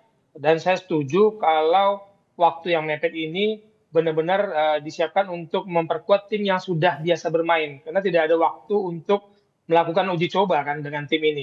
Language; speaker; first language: Indonesian; native; Indonesian